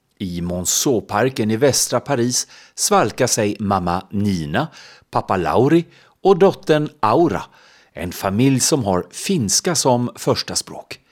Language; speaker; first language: Swedish; native; Swedish